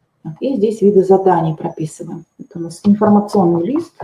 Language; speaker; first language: Russian; native; Russian